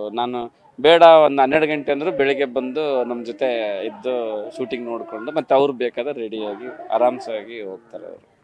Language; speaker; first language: Kannada; native; Kannada